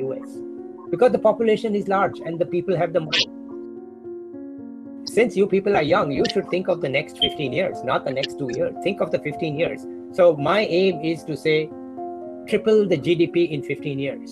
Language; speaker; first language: English; non-native, local second language; Hindi